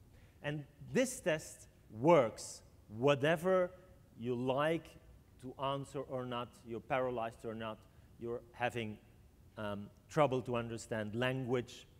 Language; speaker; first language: English; non-native, fluent; French